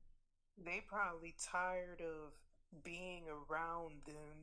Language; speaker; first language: English; native; English